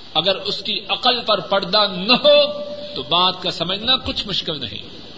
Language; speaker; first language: Urdu; non-native, local second language; Punjabi